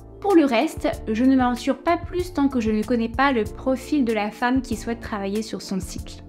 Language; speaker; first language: French; native; French